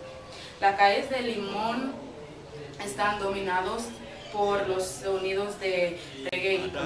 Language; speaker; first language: Spanish; early bilingual, heritage; English